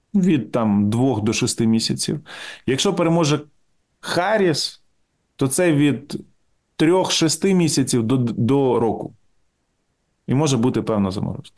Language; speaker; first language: Ukrainian; native; Ukrainian